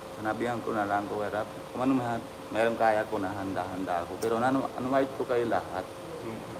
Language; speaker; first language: Filipino; non-native, learner; Punjabi